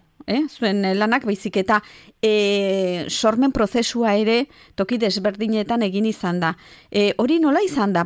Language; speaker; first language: Basque; native; Basque